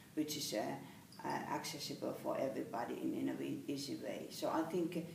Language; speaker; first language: English; non-native, fluent; Finnish